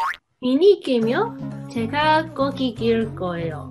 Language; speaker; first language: Korean; non-native, learner; English